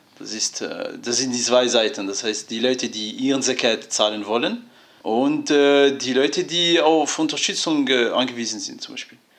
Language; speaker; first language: German; non-native, fluent; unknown